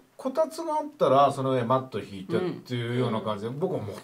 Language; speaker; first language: Japanese; native; Japanese